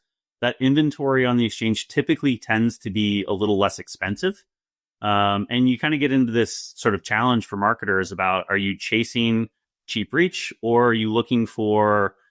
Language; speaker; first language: English; native; English